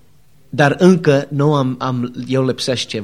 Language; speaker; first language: Romanian; non-native, learner; English